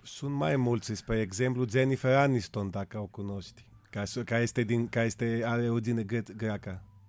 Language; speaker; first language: Romanian; non-native, fluent; Greek